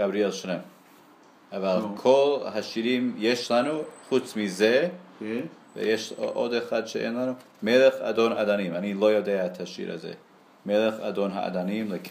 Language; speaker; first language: Hebrew; non-native, learner; English